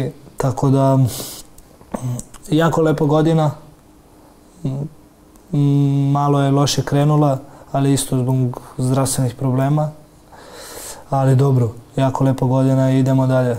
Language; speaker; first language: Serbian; early bilingual, heritage; Serbian